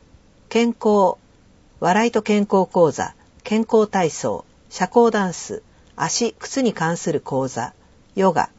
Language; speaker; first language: Japanese; native; Japanese